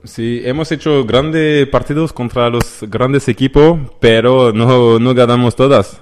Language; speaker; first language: Spanish; non-native, learner; French